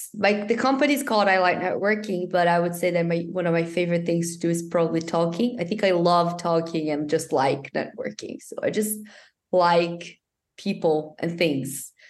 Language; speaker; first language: English; non-native, fluent; Portuguese